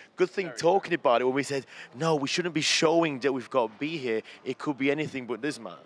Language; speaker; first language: English; non-native, fluent; German